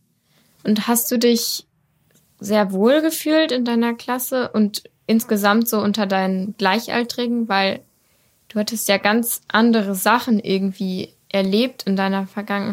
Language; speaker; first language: German; native; German